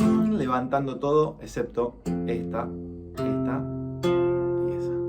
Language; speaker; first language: Spanish; native; Spanish